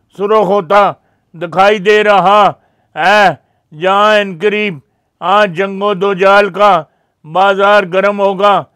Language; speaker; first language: Urdu; non-native, local second language; Punjabi